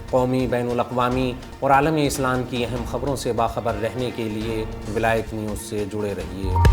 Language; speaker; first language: Urdu; native; Urdu